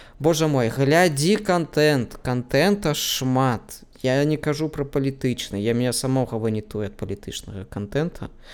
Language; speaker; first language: Belarusian; non-native, local second language; Russian